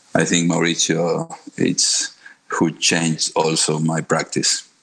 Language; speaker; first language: English; non-native, fluent; Spanish